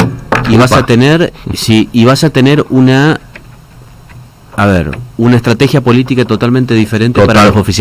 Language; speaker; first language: Spanish; native; Spanish